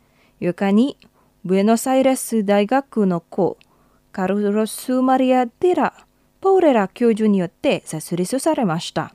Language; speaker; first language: Japanese; non-native, fluent; Indonesian